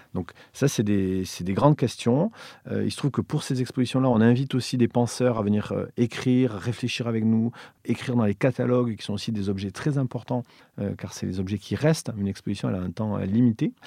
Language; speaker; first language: French; native; French